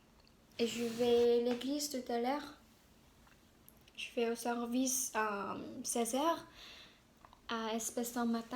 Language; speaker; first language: French; non-native, learner; Korean